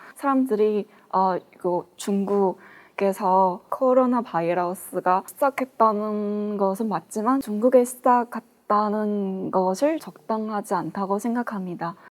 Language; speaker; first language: Korean; non-native, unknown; Chinese